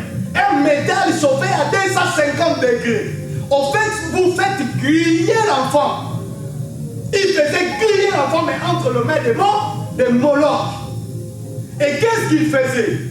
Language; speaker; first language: French; non-native, local second language; Lingala